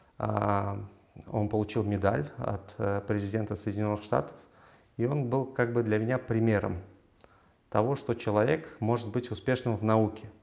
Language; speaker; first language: Russian; non-native, local second language; Uzbek